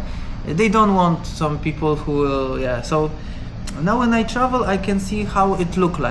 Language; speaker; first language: English; non-native, learner; Polish